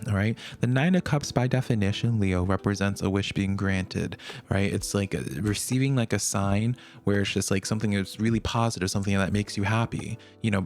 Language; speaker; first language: English; native; English